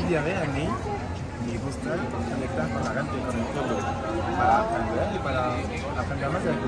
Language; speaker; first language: Spanish; non-native, fluent; French